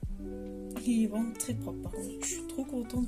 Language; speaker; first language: French; native; French